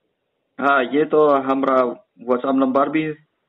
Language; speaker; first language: Hindi; non-native, local second language; Khasi